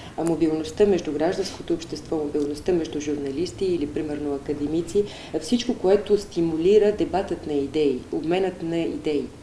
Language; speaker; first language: Bulgarian; native; Bulgarian